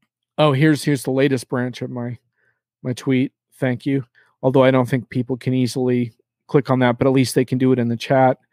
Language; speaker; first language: English; native; English